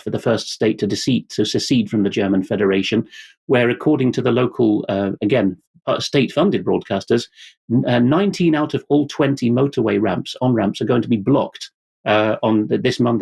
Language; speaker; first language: English; non-native, fluent; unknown